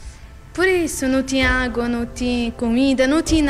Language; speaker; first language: Portuguese; non-native, learner; Arabic